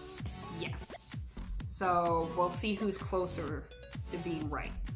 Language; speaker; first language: English; native; English